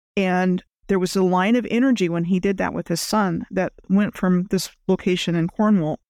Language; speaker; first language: English; native; English